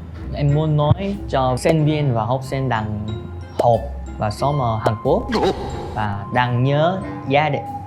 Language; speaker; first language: Vietnamese; non-native, learner; Korean